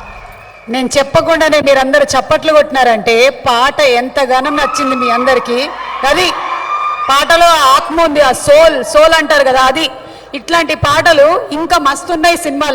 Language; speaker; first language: Telugu; native; Telugu